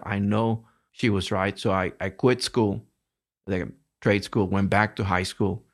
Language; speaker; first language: English; early bilingual, other home language; Spanish